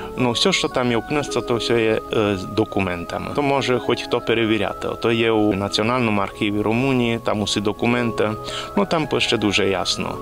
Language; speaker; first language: Ukrainian; early bilingual, heritage; Rusyn